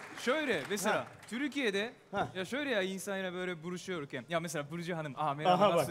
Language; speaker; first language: Turkish; non-native, learner; Japanese